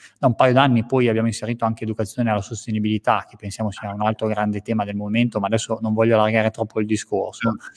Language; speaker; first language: Italian; native; Italian